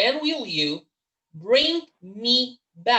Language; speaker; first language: English; non-native, fluent; Spanish